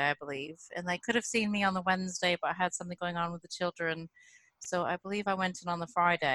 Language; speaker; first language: English; native; English